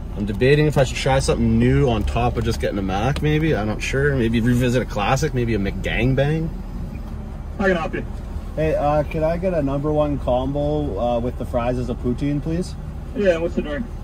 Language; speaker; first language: English; native; English